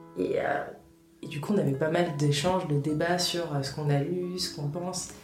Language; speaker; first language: French; early bilingual, other home language; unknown